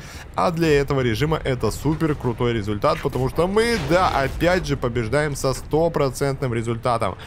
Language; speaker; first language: Russian; native; Russian